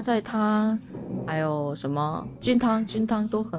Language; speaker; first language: Chinese; non-native, fluent; Korean